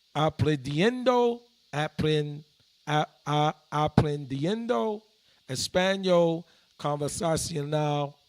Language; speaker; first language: Spanish; non-native, learner; English